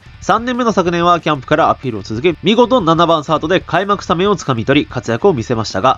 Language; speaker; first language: Japanese; native; Japanese